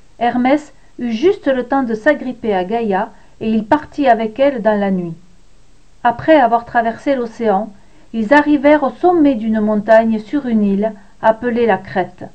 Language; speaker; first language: French; native; French